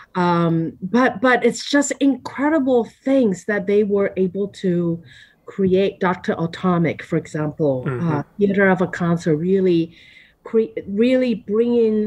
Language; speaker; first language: English; non-native, fluent; Chinese